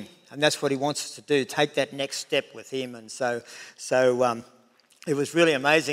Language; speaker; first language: English; native; English